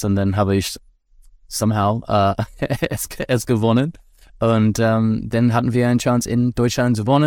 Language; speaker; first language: German; non-native, learner; English